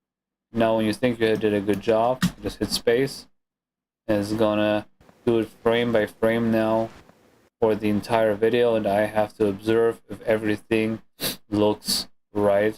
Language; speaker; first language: English; non-native, fluent; German